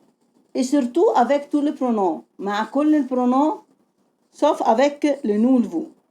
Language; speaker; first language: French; non-native, fluent; Arabic